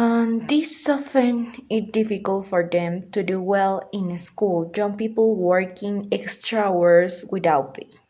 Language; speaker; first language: English; non-native, learner; Spanish